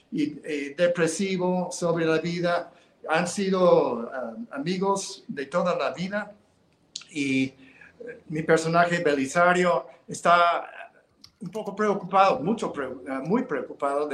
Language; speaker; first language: Spanish; non-native, fluent; English